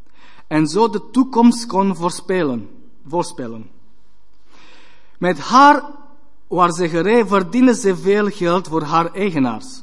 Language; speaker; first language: Dutch; non-native, fluent; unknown